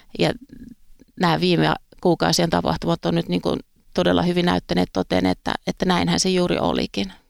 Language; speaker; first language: Finnish; native; Finnish